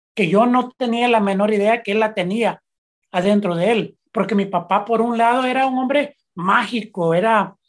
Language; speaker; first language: Spanish; early bilingual, heritage; Spanish